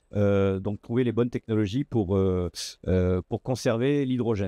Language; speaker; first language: French; native; French